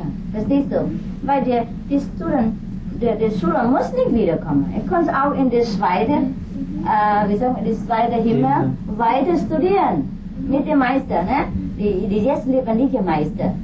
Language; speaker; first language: German; non-native, fluent; Vietnamese